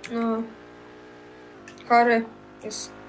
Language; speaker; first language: Polish; native; Polish